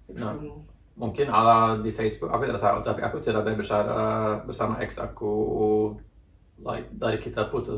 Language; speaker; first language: Indonesian; non-native, fluent; Norwegian